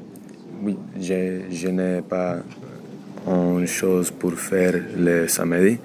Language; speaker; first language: French; non-native, learner; English